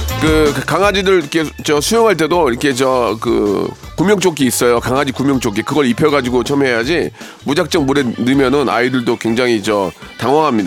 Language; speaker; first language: Korean; native; Korean